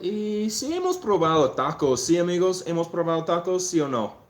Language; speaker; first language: Spanish; non-native, learner; English